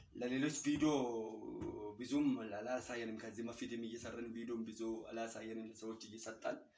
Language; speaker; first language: Amharic; non-native, local second language; Hadiyya